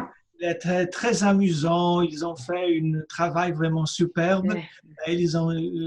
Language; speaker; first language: French; non-native, fluent; Polish